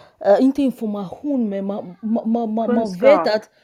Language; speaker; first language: Swedish; non-native, fluent; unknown